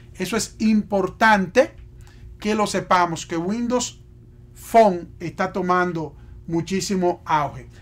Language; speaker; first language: Spanish; native; Spanish